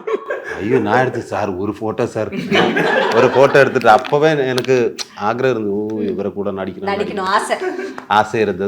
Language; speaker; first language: Tamil; non-native, learner; Malayalam